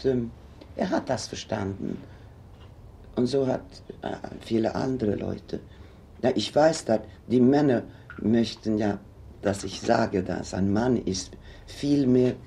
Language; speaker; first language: German; non-native, fluent; Swedish